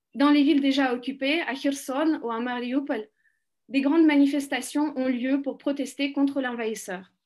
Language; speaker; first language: French; non-native, fluent; Ukrainian